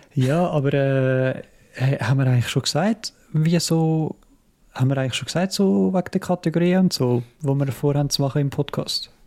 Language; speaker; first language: German; native; German